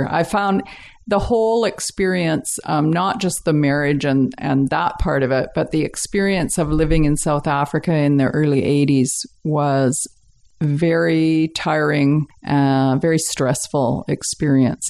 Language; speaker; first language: English; native; English